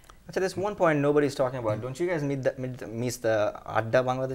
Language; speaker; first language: English; non-native, local second language; Bangla